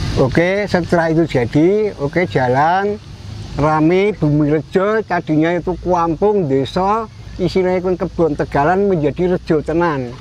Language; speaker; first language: Indonesian; non-native, local second language; Javanese